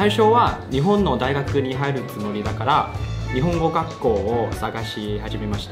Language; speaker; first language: Japanese; non-native, learner; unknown